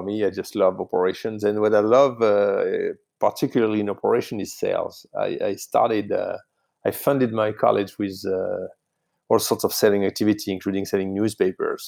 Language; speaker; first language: English; non-native, fluent; French